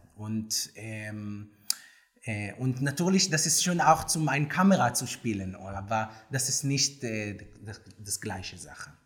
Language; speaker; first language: German; non-native, learner; Hebrew